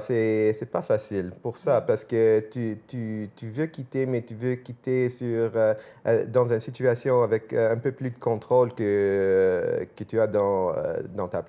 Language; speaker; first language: French; non-native, fluent; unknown